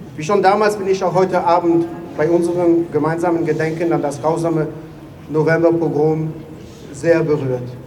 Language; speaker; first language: German; non-native, fluent; Hebrew